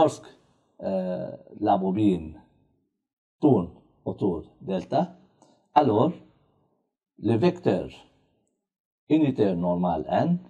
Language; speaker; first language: French; non-native, local second language; Arabic